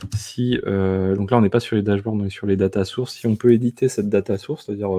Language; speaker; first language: French; native; French